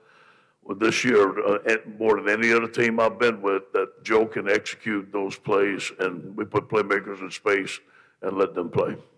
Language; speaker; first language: English; native; English